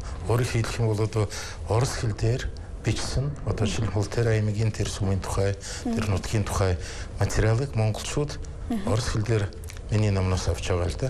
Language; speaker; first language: Mongolian; non-native, fluent; Russian